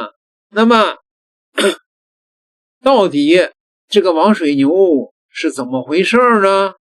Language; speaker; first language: Chinese; native; Chinese